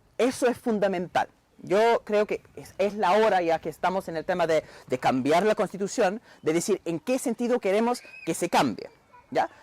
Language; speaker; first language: Spanish; non-native, fluent; English